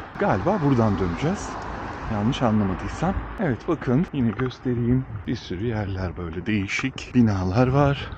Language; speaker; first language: Turkish; early bilingual, heritage; Turkish